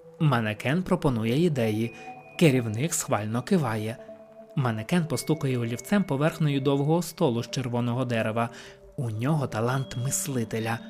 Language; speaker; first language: Ukrainian; native; Ukrainian